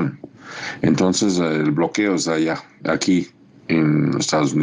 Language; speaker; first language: Spanish; non-native, fluent; English